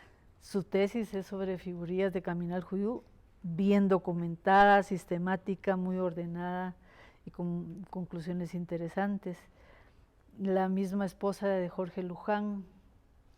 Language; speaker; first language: Spanish; native; Spanish